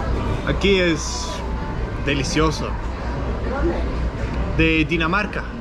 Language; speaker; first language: Spanish; non-native, learner; Danish